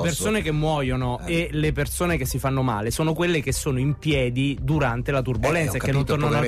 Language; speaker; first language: Italian; native; Italian